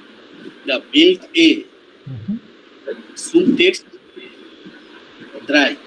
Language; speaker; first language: German; non-native, learner; Bangla